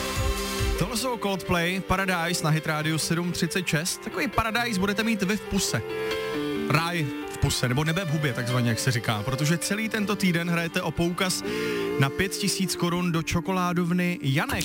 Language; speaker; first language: Czech; native; Czech